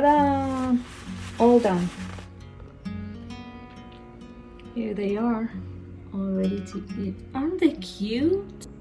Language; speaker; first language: English; non-native, fluent; Russian